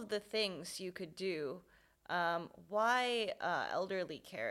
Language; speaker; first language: English; non-native, local second language; Cantonese